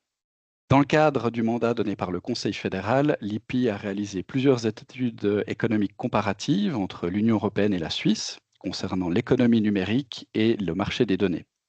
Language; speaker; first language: French; native; French